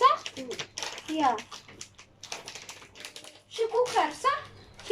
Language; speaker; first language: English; non-native, learner; Amharic